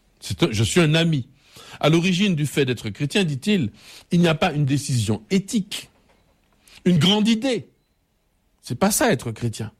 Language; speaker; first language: French; native; French